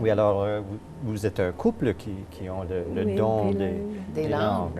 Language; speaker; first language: French; native; French